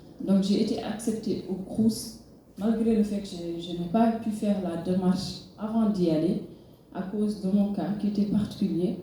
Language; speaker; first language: French; non-native, local second language; Fula